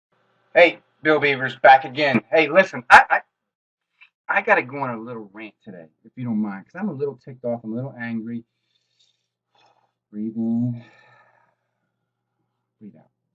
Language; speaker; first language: English; native; English